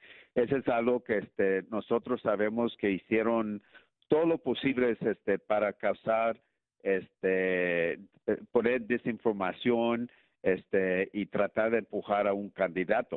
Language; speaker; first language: Spanish; early bilingual, heritage; Spanish